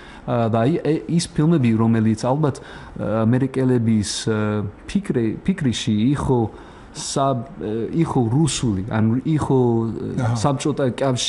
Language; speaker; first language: Georgian; non-native, learner; English